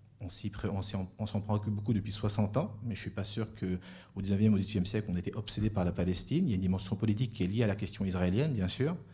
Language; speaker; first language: French; native; French